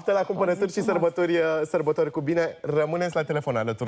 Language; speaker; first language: Romanian; native; Romanian